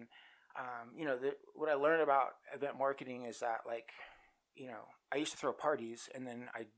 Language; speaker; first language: English; native; English